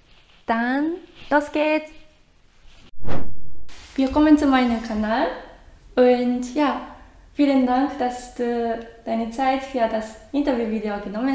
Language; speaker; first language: German; non-native, learner; Japanese